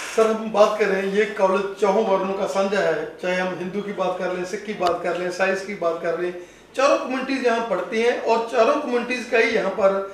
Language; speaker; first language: Hindi; non-native, local second language; Punjabi